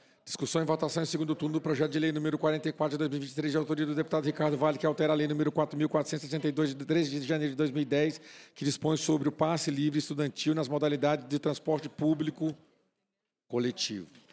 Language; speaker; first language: Portuguese; native; Portuguese